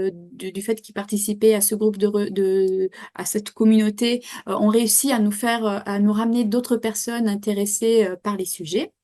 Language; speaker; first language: French; native; French